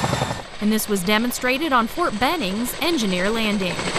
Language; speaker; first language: English; native; English